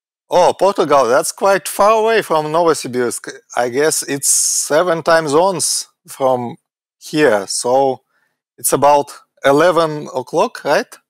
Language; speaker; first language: English; non-native, fluent; Russian